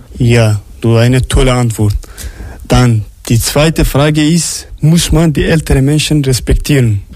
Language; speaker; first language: German; non-native, learner; Arabic